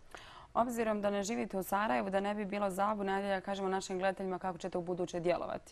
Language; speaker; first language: Bosnian; native; Bosnian